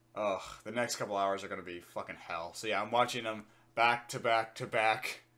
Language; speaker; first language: English; native; English